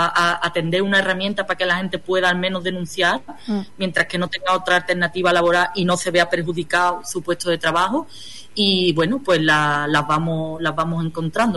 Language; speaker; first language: Spanish; native; Spanish